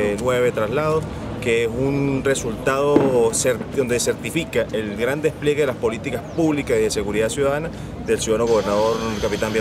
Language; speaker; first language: Spanish; native; Spanish